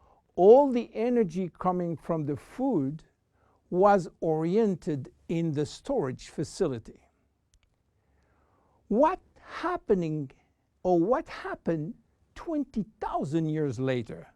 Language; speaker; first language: English; non-native, fluent; French